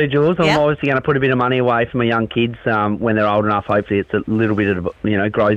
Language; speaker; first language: English; native; English